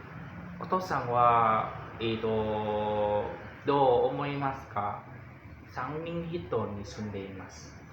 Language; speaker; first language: Japanese; non-native, learner; Indonesian